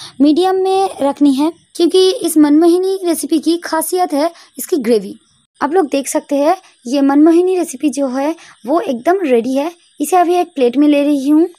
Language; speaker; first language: Hindi; non-native, local second language; Bangla